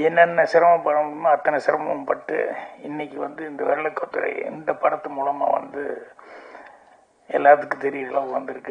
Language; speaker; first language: Tamil; native; Tamil